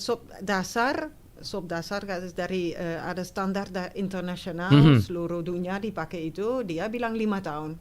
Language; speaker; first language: Indonesian; non-native, fluent; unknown